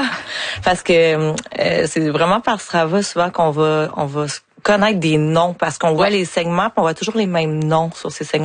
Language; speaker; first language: French; native; French